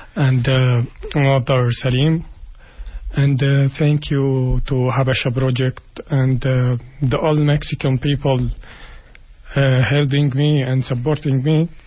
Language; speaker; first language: English; non-native, learner; Arabic